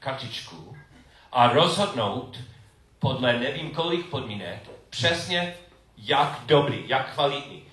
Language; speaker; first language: Czech; non-native, learner; English